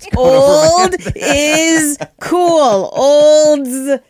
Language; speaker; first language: English; early bilingual, other home language; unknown